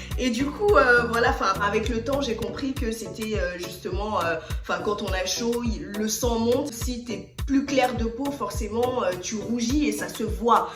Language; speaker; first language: French; early bilingual, other home language; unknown